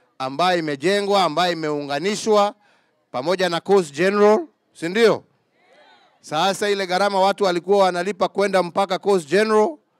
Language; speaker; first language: Swahili; non-native, local second language; Kikuyu